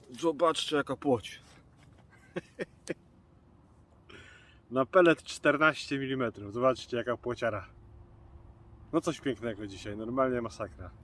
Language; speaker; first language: Polish; native; Polish